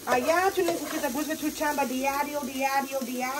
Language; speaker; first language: Spanish; non-native, learner; English